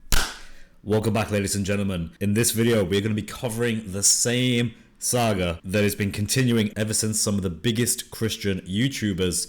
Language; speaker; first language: English; native; English